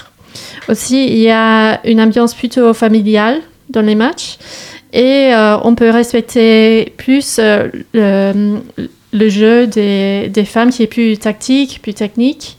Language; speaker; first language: French; non-native, learner; English